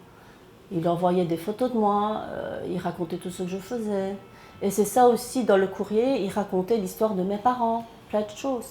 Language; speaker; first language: French; early bilingual, other home language; Chinese